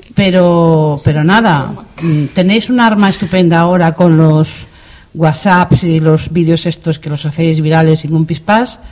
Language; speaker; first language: Spanish; non-native, local second language; Galician